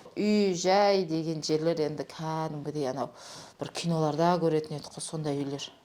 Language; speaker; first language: Kazakh; native; Kazakh